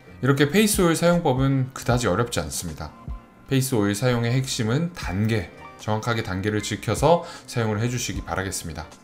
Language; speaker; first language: Korean; native; Korean